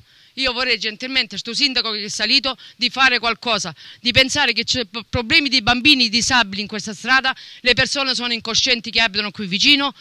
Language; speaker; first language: Italian; native; Italian